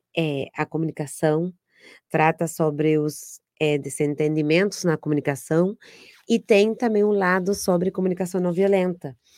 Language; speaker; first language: Portuguese; non-native, fluent; Spanish